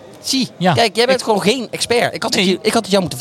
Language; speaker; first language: Dutch; native; Dutch